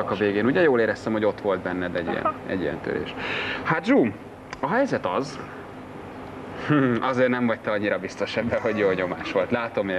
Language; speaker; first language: Hungarian; native; Hungarian